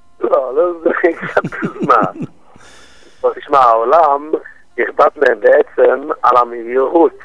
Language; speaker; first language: Hebrew; non-native, fluent; English